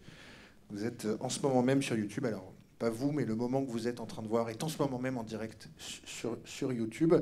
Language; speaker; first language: French; native; French